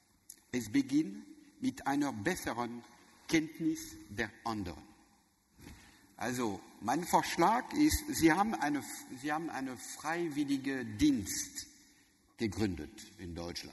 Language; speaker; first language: German; non-native, learner; French